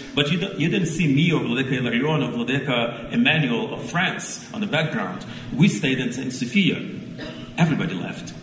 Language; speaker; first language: English; non-native, fluent; Ukrainian